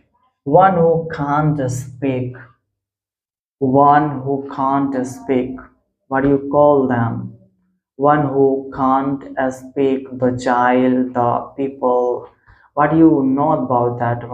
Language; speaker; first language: English; non-native, local second language; Hindi